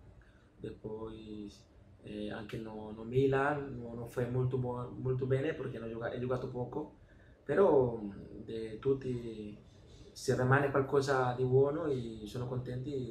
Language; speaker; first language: Italian; non-native, learner; Spanish